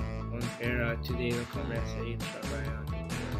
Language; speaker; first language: French; non-native, learner; English